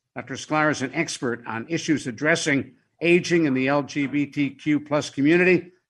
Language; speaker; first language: English; native; English